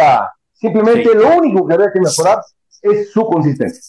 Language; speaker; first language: Spanish; native; Spanish